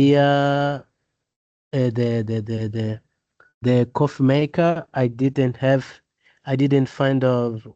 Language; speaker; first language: English; non-native, learner; Portuguese